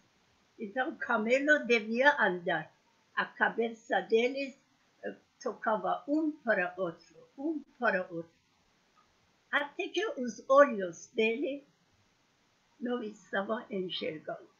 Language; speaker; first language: Portuguese; non-native, learner; Persian